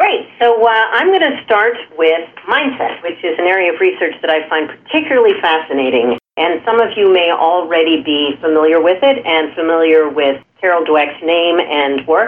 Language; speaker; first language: English; native; English